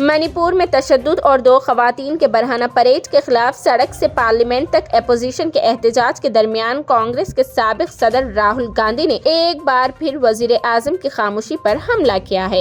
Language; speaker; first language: Urdu; native; Urdu